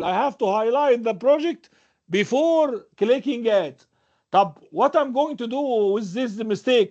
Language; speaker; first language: English; non-native, fluent; Arabic